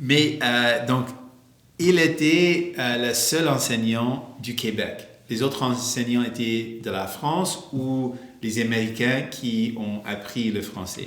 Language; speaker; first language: French; non-native, local second language; English